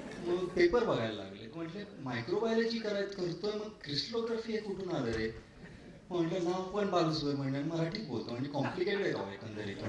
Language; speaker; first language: Marathi; non-native, local second language; Tamil